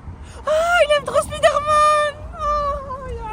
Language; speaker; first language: French; native; French